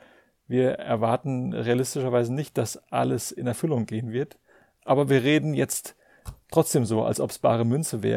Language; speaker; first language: German; native; German